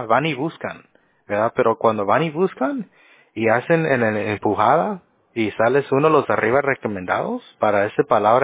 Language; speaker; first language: Spanish; early bilingual, heritage; English